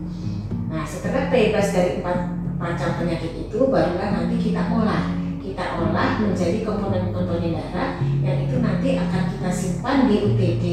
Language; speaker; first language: Indonesian; native; Indonesian